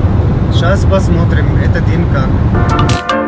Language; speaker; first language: Russian; non-native, learner; Arabic